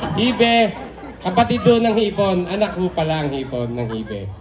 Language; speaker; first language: Filipino; native; Filipino